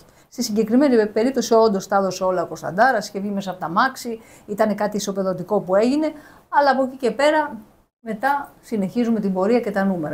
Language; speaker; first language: Greek; native; Greek